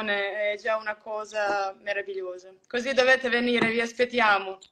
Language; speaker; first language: Italian; non-native, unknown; Croatian